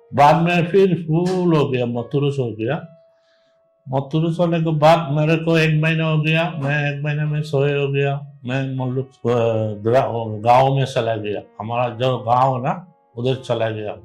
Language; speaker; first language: Hindi; non-native, learner; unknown